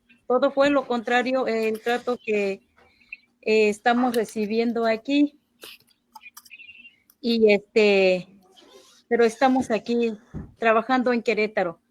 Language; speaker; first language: Spanish; non-native, local second language; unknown